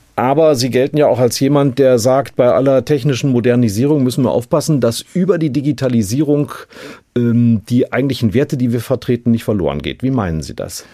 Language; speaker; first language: German; native; German